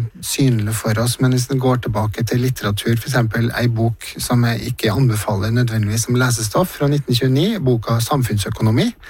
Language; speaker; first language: Norwegian; native; Norwegian